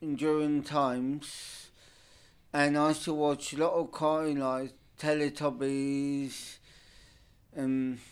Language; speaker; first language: English; non-native, fluent; Turkish